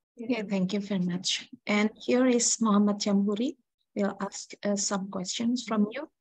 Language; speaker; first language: English; non-native, fluent; Indonesian